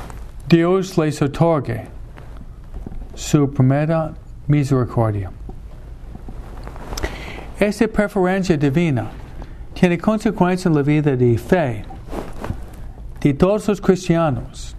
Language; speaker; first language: Spanish; non-native, fluent; English